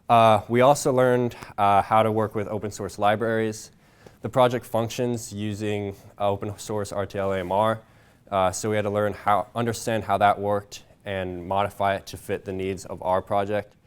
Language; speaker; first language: English; native; English